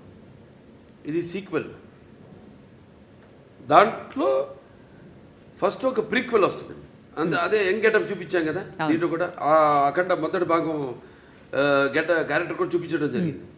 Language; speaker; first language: Telugu; native; Telugu